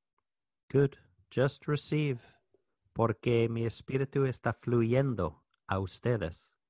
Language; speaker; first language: Spanish; non-native, learner; English